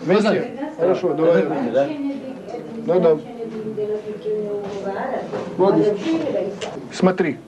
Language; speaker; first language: Russian; non-native, learner; French